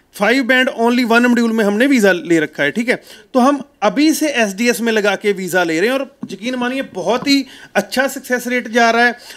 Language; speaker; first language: Hindi; non-native, local second language; Punjabi